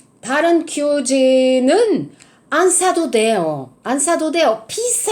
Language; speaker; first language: Korean; non-native, learner; French